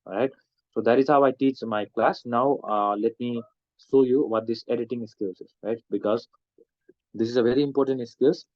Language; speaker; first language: English; non-native, local second language; Nepali